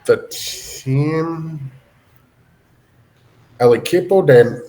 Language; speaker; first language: Spanish; non-native, learner; English